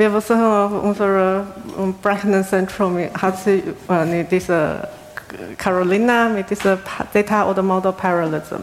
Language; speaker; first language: German; non-native, fluent; Chinese